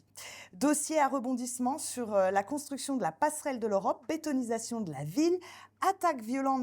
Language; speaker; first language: French; native; French